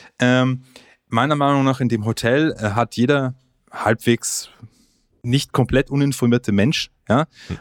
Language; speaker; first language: German; early bilingual, other home language; Croatian